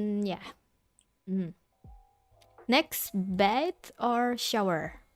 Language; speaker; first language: English; non-native, fluent; Indonesian